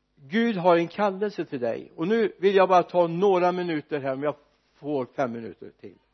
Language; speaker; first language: Swedish; native; Swedish